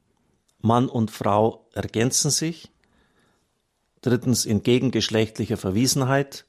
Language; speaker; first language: German; native; German